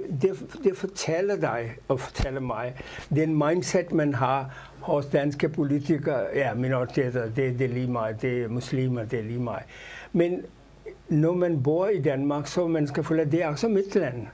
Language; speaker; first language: Danish; non-native, fluent; Urdu